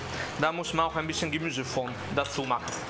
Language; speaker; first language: German; non-native, learner; Italian